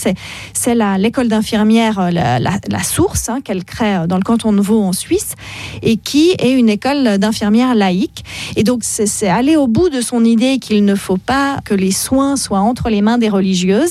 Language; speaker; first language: French; native; French